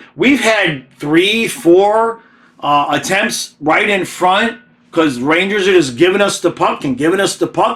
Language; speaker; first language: English; native; English